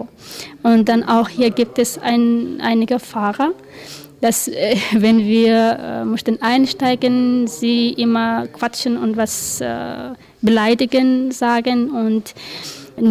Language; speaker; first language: German; non-native, learner; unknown